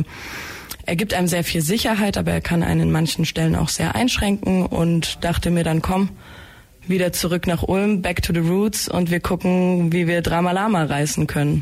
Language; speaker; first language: German; native; German